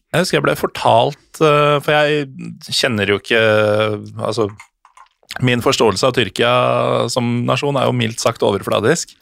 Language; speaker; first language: Norwegian; native; Norwegian